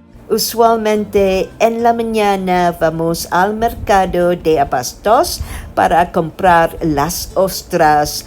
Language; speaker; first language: Spanish; non-native, learner; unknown